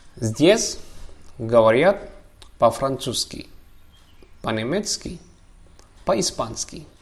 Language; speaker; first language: Russian; non-native, fluent; Javanese